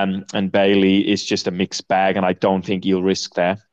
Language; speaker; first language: English; native; English